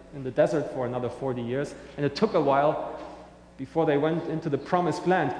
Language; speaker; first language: English; non-native, fluent; German